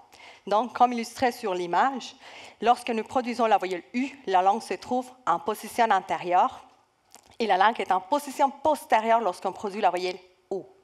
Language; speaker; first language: French; non-native, fluent; Spanish